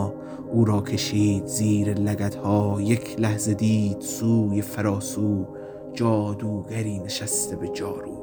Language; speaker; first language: Persian; native; Persian